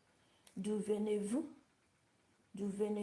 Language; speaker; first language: French; non-native, learner; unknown